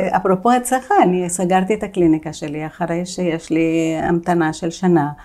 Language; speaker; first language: Hebrew; non-native, fluent; Spanish